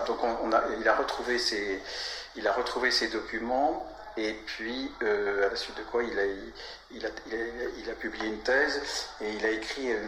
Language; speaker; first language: French; native; French